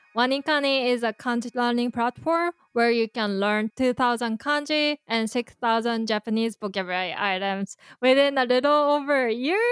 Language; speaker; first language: English; non-native, fluent; Japanese